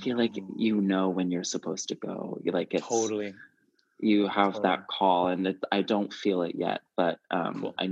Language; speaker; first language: English; native; English